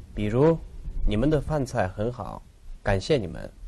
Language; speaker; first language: Chinese; non-native, local second language; Tibetan